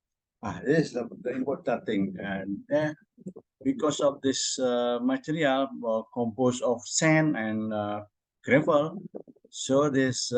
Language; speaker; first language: English; non-native, learner; Indonesian